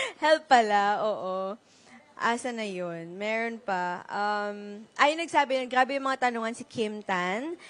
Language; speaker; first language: Filipino; native; Filipino